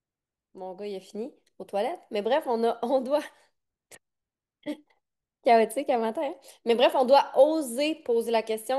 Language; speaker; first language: French; native; French